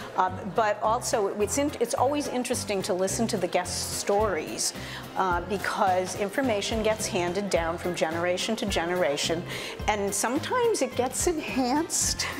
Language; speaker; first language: English; native; English